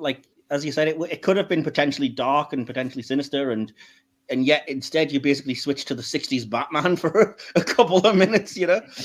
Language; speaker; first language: English; native; English